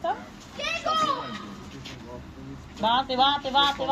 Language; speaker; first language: German; non-native, learner; Waray